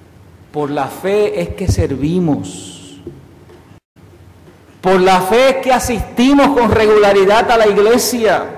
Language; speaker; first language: Spanish; native; Spanish